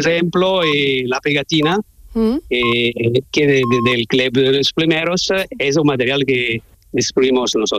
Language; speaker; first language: Spanish; non-native, learner; Italian